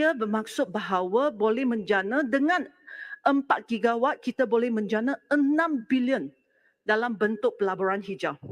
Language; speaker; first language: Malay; non-native, local second language; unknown